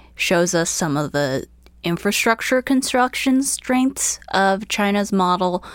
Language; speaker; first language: English; early bilingual, other home language; Chinese